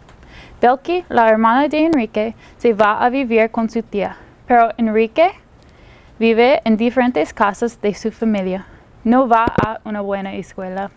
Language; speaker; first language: Spanish; non-native, learner; English